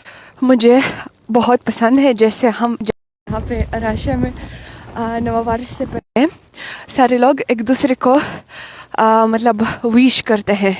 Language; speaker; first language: Hindi; non-native, fluent; Russian